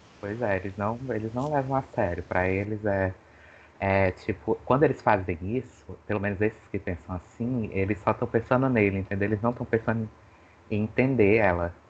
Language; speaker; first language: Portuguese; native; Portuguese